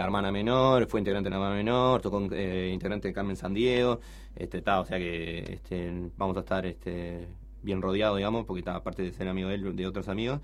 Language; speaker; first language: Spanish; native; Spanish